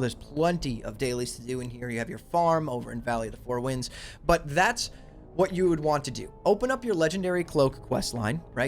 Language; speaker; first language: English; native; English